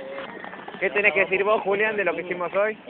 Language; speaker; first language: Spanish; native; Spanish